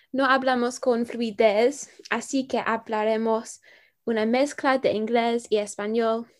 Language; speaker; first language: Spanish; non-native, learner; English